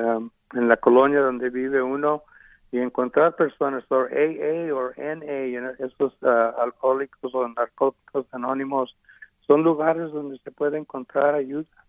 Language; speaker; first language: Spanish; early bilingual, heritage; Spanish